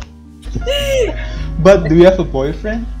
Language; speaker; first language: English; non-native, learner; Indonesian